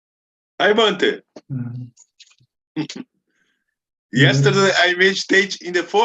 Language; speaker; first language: English; non-native, learner; Portuguese